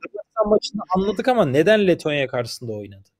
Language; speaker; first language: Turkish; native; Turkish